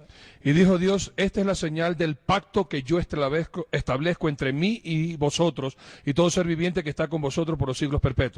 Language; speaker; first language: Spanish; native; Spanish